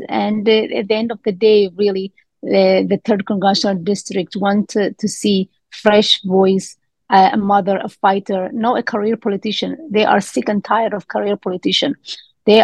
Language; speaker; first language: English; early bilingual, other home language; Amharic